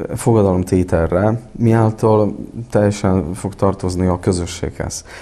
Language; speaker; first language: Hungarian; non-native, fluent; Polish